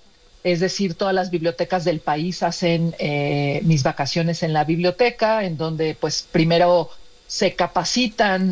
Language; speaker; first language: Spanish; native; Spanish